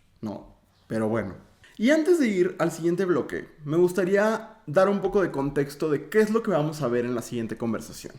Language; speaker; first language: Spanish; native; Spanish